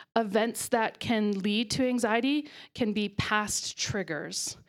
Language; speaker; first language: English; native; English